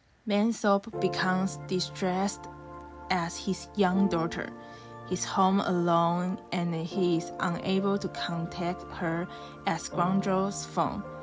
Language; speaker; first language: English; non-native, learner; Chinese